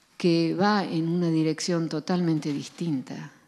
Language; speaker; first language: Spanish; non-native, fluent; Dutch